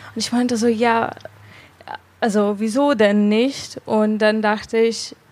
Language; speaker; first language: German; non-native, fluent; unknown